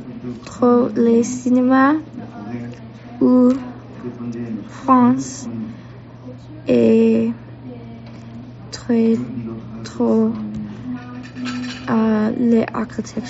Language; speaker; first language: French; non-native, learner; English